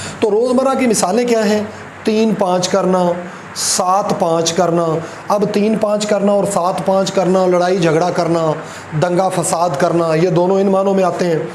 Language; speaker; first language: Urdu; non-native, local second language; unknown